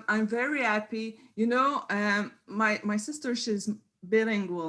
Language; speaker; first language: English; non-native, learner; French